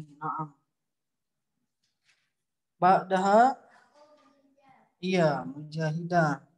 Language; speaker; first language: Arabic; non-native, fluent; Indonesian